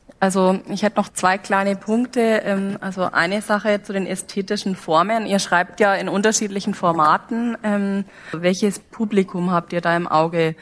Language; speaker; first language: German; native; German